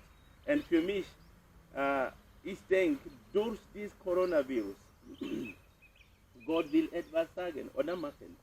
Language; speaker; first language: German; non-native, fluent; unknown